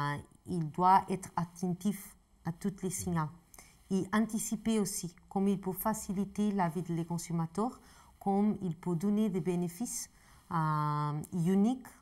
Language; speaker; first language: French; non-native, fluent; Portuguese